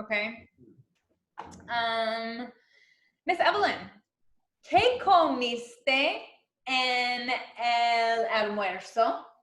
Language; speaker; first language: Spanish; non-native, fluent; English